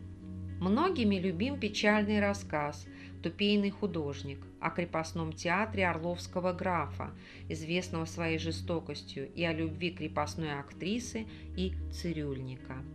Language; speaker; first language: Russian; native; Russian